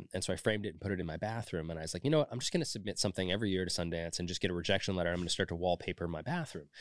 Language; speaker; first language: English; native; English